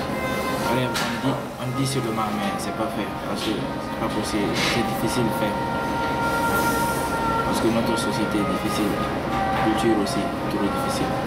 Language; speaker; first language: French; non-native, learner; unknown